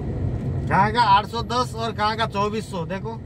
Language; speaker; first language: Hindi; non-native, learner; Nepali